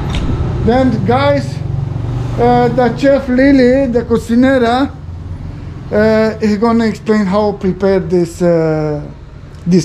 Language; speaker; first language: English; non-native, learner; Spanish